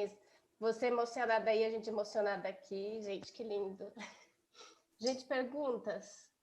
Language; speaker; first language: Portuguese; native; Portuguese